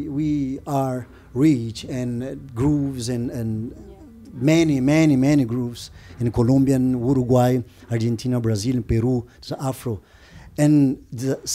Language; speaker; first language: English; non-native, learner; Portuguese